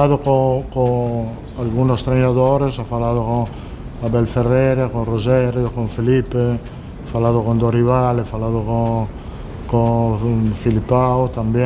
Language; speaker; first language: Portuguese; non-native, learner; Italian